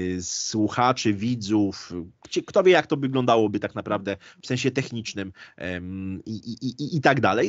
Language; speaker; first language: Polish; native; Polish